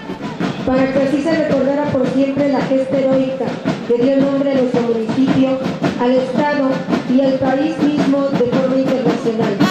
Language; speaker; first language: Spanish; native; Spanish